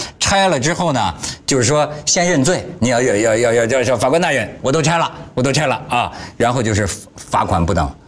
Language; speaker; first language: Chinese; native; Chinese